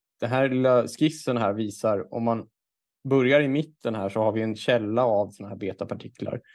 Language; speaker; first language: Swedish; native; Swedish